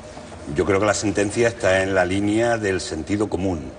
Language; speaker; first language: Spanish; native; Spanish